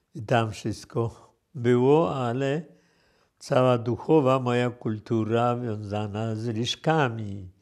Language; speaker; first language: Polish; native; Polish